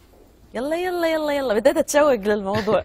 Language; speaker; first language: Arabic; native; Arabic